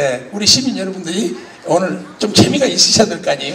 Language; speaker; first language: Korean; native; Korean